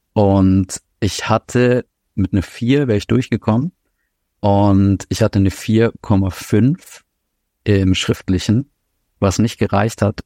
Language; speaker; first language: German; native; German